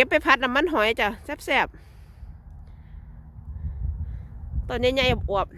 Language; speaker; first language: Thai; non-native, local second language; Lao